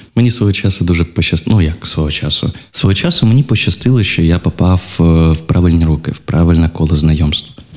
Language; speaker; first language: Ukrainian; non-native, local second language; Russian